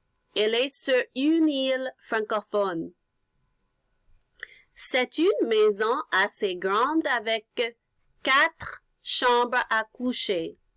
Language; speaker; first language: French; non-native, learner; English